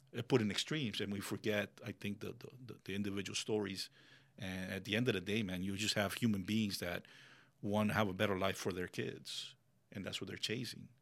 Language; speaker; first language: English; early bilingual, other home language; Spanish